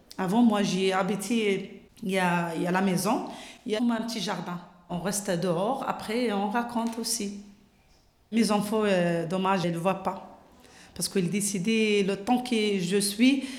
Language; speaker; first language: French; non-native, local second language; Arabic